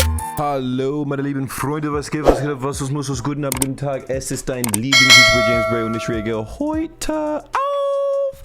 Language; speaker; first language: German; non-native, learner; English